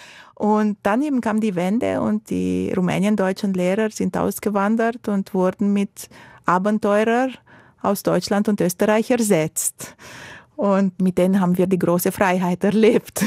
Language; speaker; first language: German; non-native, local second language; Romanian